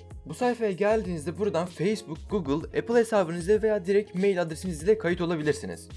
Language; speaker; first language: Turkish; native; Turkish